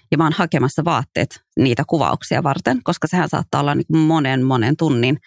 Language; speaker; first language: Finnish; early bilingual, other home language; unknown